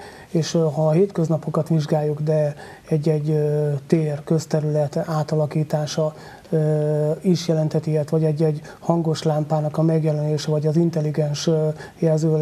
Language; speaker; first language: Hungarian; native; Hungarian